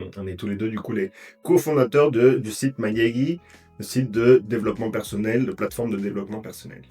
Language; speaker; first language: French; native; French